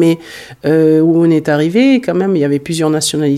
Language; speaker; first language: French; early bilingual, other home language; Hungarian